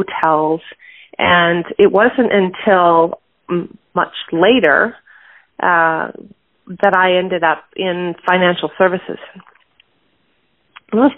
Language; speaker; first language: English; native; English